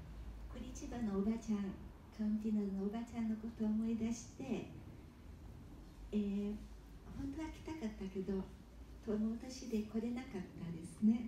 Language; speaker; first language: Japanese; early bilingual, heritage; Japanese